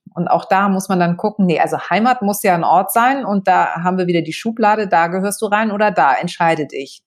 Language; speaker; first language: German; early bilingual, other home language; Greek